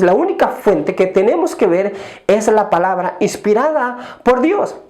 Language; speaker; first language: Spanish; native; Spanish